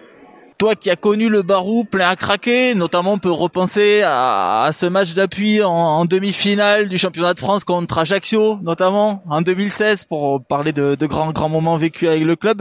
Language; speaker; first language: French; native; French